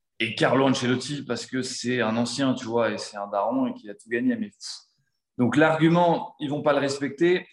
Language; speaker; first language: French; native; French